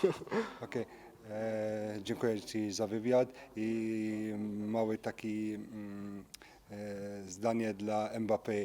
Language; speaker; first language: Polish; early bilingual, heritage; French